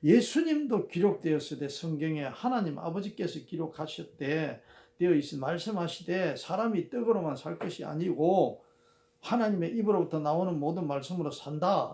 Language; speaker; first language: Korean; native; Korean